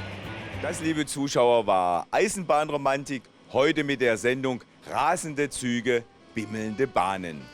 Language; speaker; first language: German; native; German